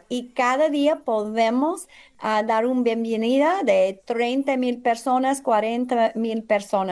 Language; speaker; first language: Spanish; early bilingual, heritage; English